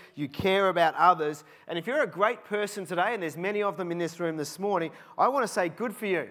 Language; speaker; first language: English; native; English